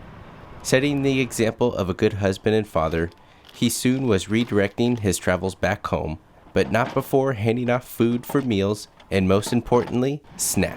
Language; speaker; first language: English; native; English